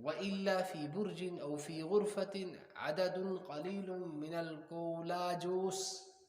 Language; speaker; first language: Arabic; non-native, fluent; Urdu